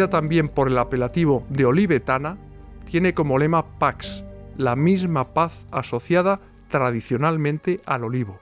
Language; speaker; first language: Spanish; native; Spanish